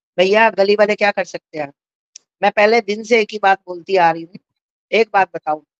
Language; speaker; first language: Hindi; native; Hindi